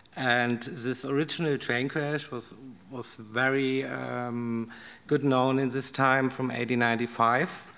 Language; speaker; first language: English; non-native, learner; German